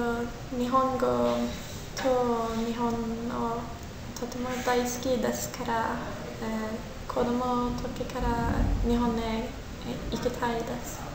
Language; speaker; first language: Japanese; non-native, learner; Swedish